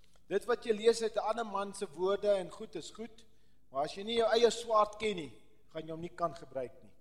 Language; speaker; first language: Afrikaans; early bilingual, heritage; Afrikaans